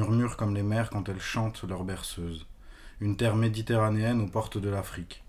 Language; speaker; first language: French; native; French